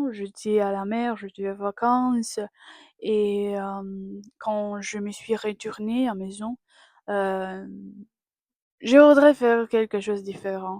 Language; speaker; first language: French; non-native, learner; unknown